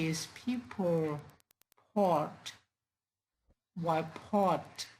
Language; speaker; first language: English; non-native, learner; Vietnamese